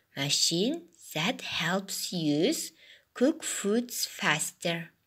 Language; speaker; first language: English; non-native, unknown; Kazakh